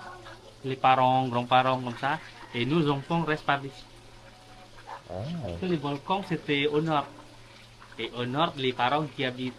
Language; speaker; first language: French; non-native, learner; Balinese